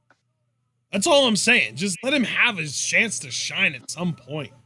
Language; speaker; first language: English; native; English